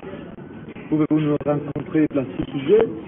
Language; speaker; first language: French; non-native, learner; Spanish